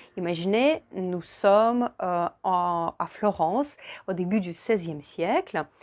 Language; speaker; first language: French; non-native, fluent; Russian